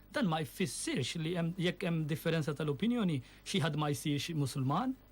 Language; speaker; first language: Maltese; non-native, fluent; Urdu